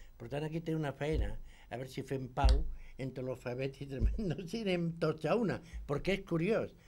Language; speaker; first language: Catalan; non-native, local second language; Spanish